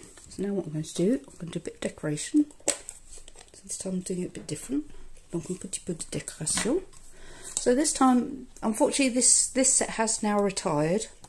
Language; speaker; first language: English; native; English